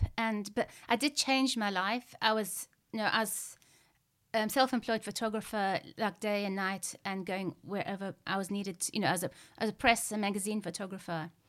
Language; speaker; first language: English; native; English